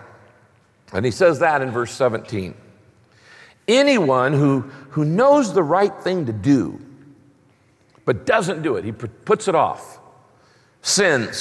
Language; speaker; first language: English; native; English